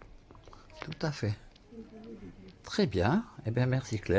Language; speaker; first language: French; native; French